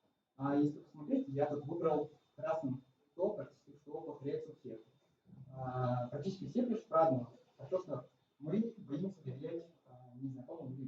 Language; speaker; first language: Russian; native; Russian